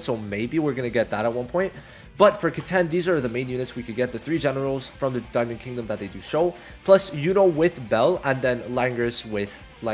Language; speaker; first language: English; native; English